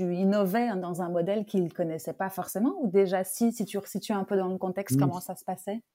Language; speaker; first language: French; native; French